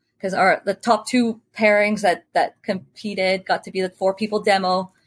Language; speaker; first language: English; non-native, fluent; French